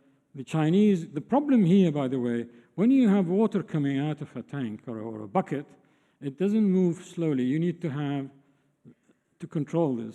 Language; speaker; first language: English; non-native, fluent; Arabic